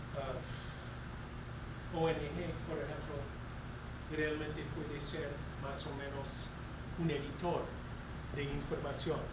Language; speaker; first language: Spanish; non-native, fluent; English